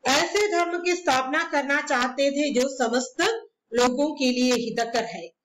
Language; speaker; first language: Hindi; non-native, local second language; Malayalam